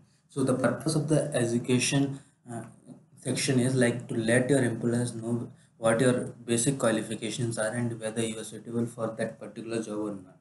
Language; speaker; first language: English; non-native, local second language; Hindi